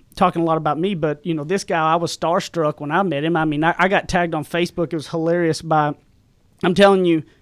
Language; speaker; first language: English; native; English